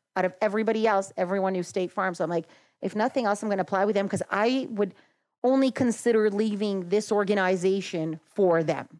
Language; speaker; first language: English; early bilingual, other home language; Macedonian